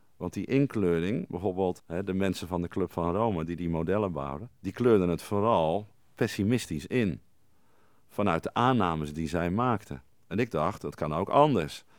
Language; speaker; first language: Dutch; native; Dutch